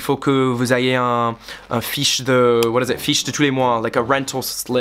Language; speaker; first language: French; non-native, fluent; English